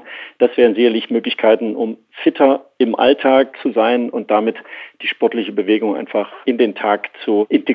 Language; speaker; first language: German; native; German